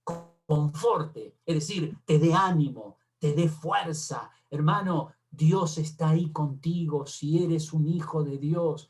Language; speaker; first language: Spanish; native; Spanish